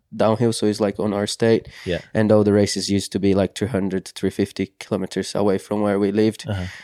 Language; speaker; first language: English; non-native, fluent; Portuguese